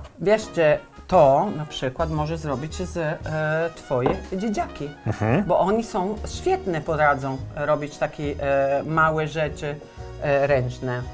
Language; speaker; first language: Polish; non-native, learner; Italian